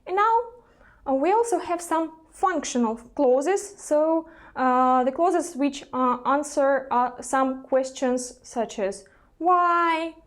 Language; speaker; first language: English; non-native, fluent; Russian